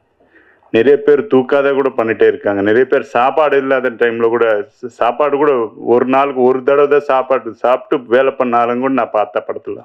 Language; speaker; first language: Tamil; non-native, learner; Telugu